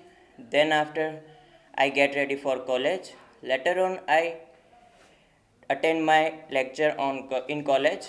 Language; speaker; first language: English; non-native, learner; Hindi